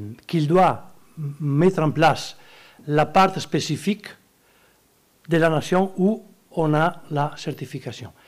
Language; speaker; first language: French; non-native, learner; Italian